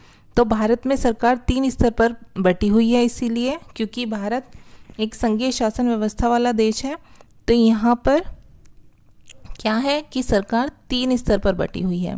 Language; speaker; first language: Hindi; native; Hindi